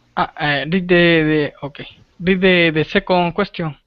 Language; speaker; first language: English; non-native, learner; Spanish